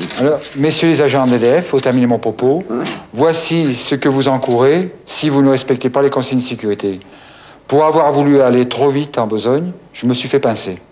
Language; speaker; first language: French; native; French